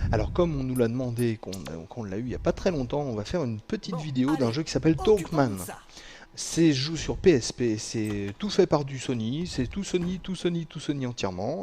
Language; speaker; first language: French; native; French